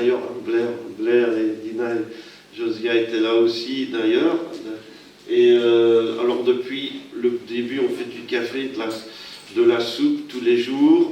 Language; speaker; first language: French; native; French